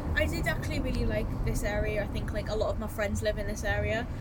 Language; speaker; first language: English; native; English